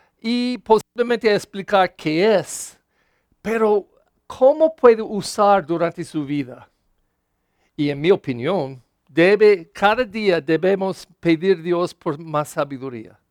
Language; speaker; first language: Spanish; non-native, learner; English